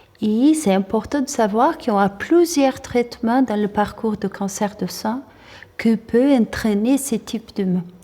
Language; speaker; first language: French; non-native, fluent; Portuguese